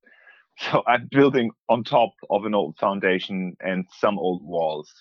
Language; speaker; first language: English; non-native, fluent; German